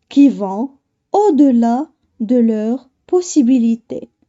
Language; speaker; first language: French; non-native, local second language; Arabic